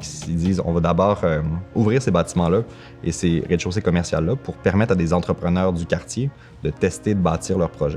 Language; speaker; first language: French; native; French